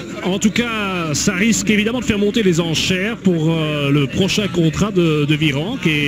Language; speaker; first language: French; native; French